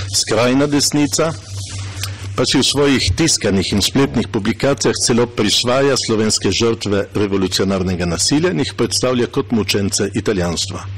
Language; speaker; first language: Slovenian; native; Slovenian